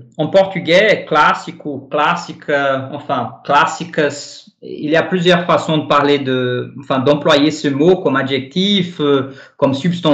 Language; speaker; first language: French; non-native, fluent; Portuguese